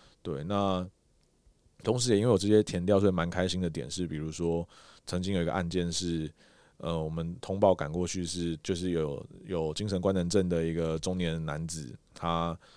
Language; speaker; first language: Chinese; native; Chinese